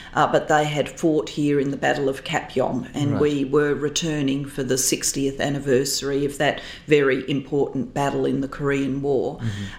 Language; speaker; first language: English; native; English